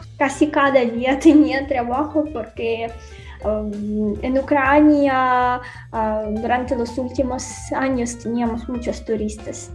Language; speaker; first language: Spanish; non-native, fluent; Ukrainian